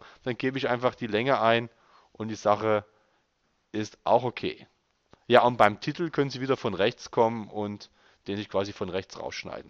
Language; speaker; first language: German; native; German